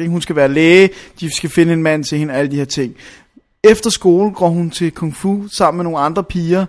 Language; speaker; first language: Danish; native; Danish